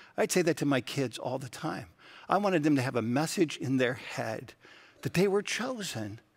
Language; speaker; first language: English; native; English